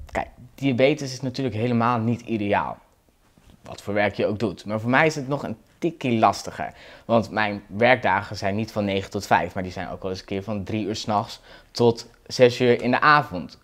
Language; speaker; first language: Dutch; native; Dutch